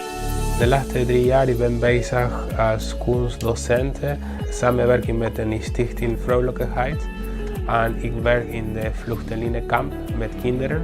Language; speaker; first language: Dutch; non-native, learner; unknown